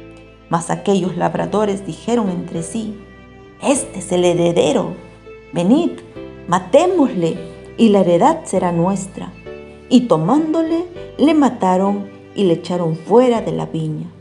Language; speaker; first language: Spanish; native; Spanish